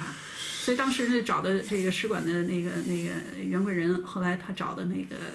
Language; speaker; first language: Chinese; native; Chinese